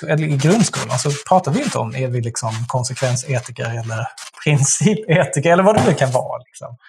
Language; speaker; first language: Swedish; native; Swedish